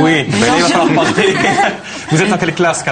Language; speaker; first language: French; native; French